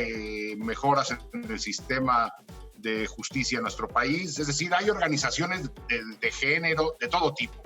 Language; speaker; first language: Spanish; native; Spanish